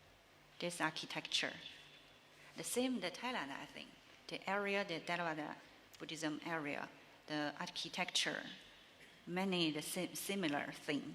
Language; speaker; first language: English; non-native, learner; Chinese